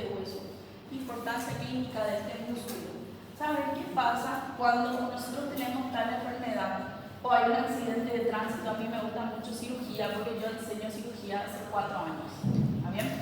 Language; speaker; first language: Spanish; native; Spanish